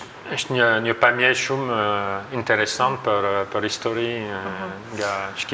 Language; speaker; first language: Albanian; non-native, learner; French